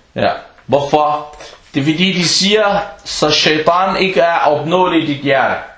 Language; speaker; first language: Danish; non-native, fluent; Arabic